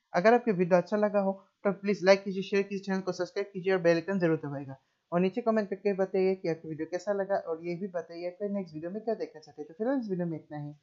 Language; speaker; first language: Hindi; non-native, local second language; Assamese